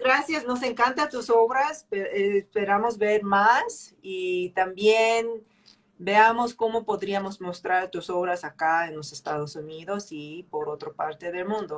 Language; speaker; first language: Spanish; early bilingual, heritage; English